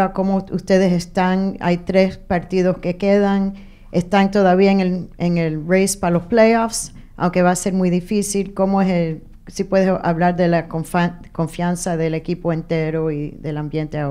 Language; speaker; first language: Spanish; non-native, local second language; English